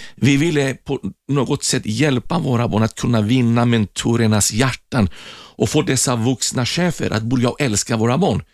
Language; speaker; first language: Swedish; non-native, fluent; Greek